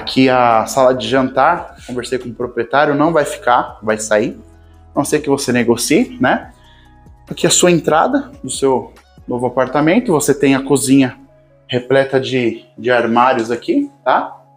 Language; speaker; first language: Portuguese; native; Portuguese